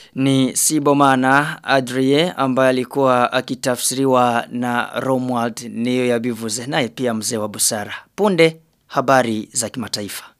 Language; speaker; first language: Swahili; non-native, local second language; Rundi